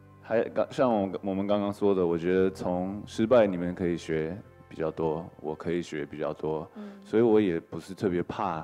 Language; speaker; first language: Chinese; early bilingual, heritage; English